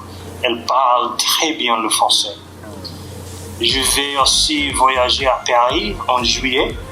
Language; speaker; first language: French; non-native, learner; English